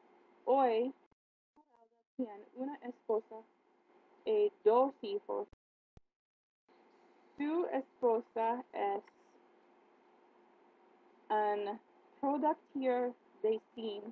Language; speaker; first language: Spanish; non-native, learner; English